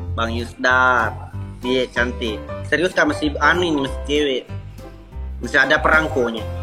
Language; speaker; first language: Indonesian; non-native, local second language; Buginese